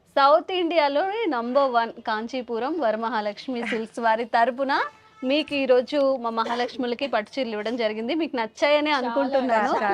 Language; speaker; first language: Telugu; native; Telugu